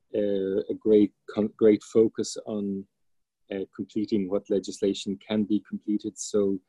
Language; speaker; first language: English; native; English